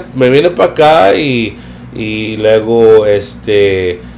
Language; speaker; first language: Spanish; early bilingual, heritage; Spanish